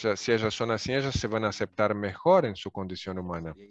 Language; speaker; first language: Spanish; non-native, fluent; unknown